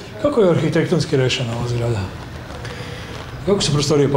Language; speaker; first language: Bosnian; native; Bosnian